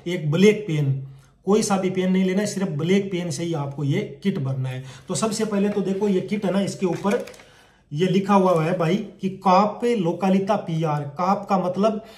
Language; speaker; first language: Hindi; native; Hindi